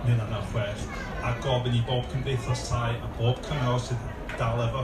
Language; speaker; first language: Welsh; non-native, local second language; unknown